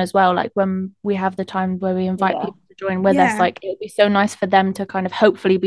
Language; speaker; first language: English; native; English